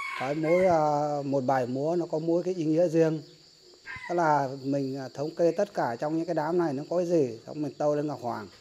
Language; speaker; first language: Vietnamese; non-native, local second language; Iu Mien